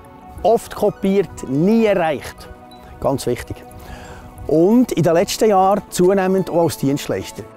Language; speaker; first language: German; native; German